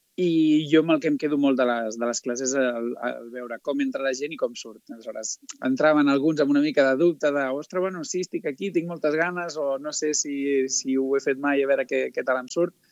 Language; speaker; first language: Catalan; native; Catalan